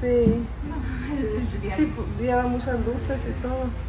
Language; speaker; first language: Spanish; native; Spanish